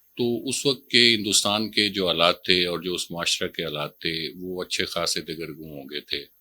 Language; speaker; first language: Urdu; non-native, local second language; Haryanvi